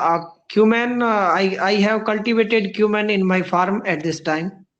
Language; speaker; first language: English; non-native, learner; Rajasthani